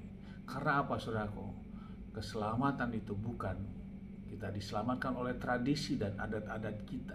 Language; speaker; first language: Indonesian; native; Indonesian